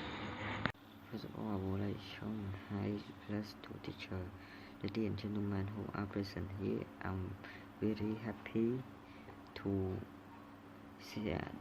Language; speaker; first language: English; non-native, learner; Khmer